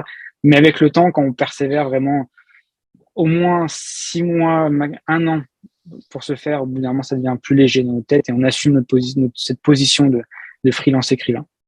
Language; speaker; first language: French; native; French